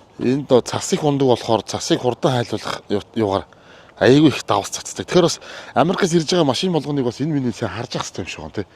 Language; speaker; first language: Mongolian; native; Mongolian